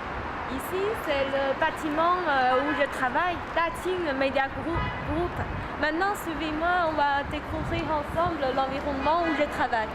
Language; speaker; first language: French; non-native, fluent; Chinese